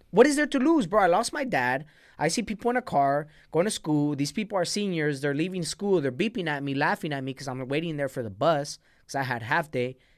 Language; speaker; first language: English; early bilingual, other home language; Spanish